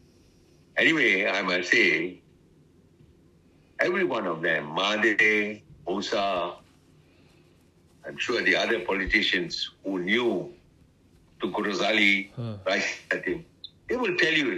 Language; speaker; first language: English; non-native, local second language; Tamil